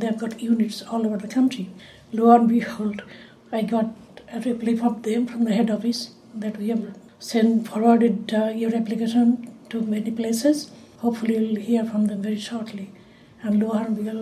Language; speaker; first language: English; non-native, local second language; Bangla